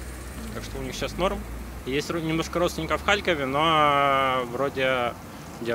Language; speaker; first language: Russian; native; Russian